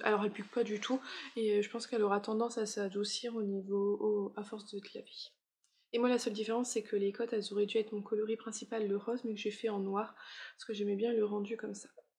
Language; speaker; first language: French; native; French